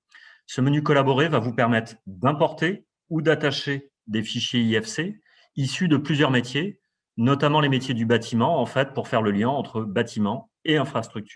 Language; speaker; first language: French; native; French